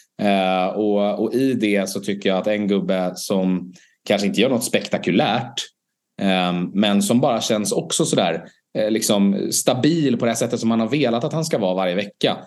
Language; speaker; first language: Swedish; native; Swedish